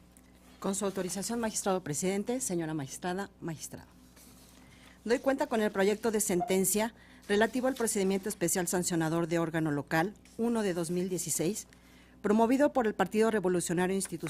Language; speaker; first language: Spanish; native; Spanish